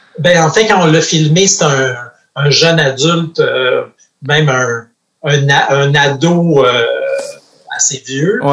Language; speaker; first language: French; native; French